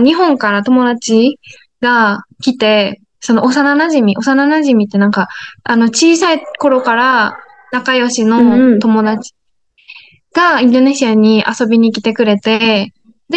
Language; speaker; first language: Japanese; native; Japanese